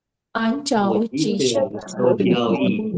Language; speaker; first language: Chinese; non-native, learner; Sinhala